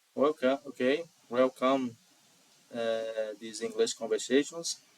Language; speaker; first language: English; non-native, learner; Portuguese